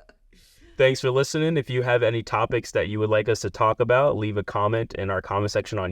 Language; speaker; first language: English; native; English